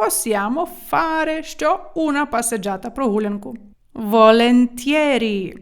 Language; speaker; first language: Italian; non-native, fluent; Ukrainian